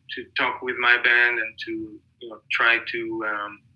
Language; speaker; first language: English; non-native, fluent; Hebrew